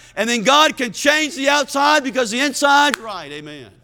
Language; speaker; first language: English; native; English